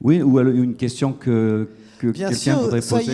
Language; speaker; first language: French; native; French